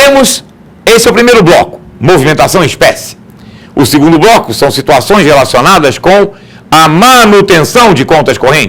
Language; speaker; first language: Portuguese; native; Portuguese